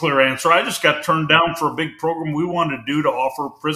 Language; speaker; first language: English; native; English